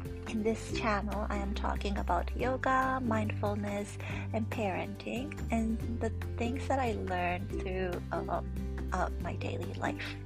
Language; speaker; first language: English; non-native, fluent; Japanese